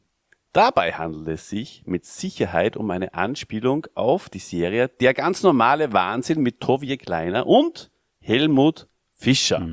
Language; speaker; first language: German; native; German